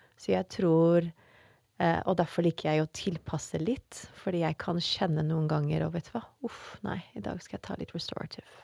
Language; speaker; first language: Norwegian; non-native, fluent; English